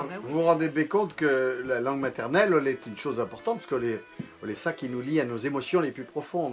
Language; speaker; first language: French; native; French